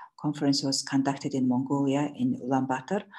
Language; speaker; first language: English; non-native, learner; Mongolian